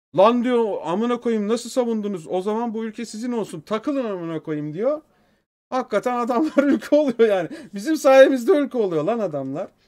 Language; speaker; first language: Turkish; native; Turkish